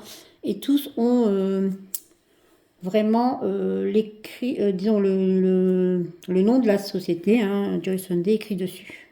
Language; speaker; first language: French; native; French